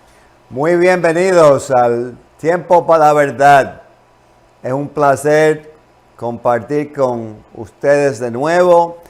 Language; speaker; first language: Spanish; non-native, fluent; English